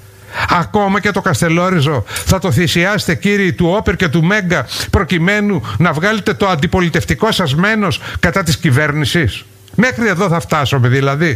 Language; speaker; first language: Greek; native; Greek